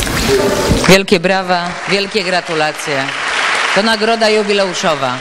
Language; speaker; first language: Polish; native; Polish